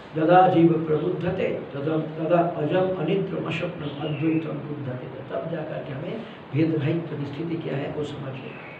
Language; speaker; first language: Hindi; non-native, local second language; Malayalam